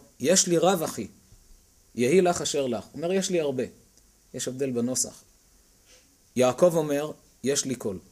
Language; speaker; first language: Hebrew; native; Hebrew